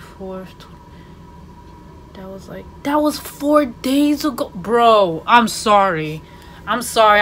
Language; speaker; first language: English; native; English